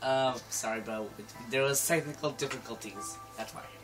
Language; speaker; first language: English; native; English